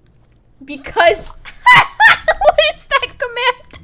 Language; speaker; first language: English; native; English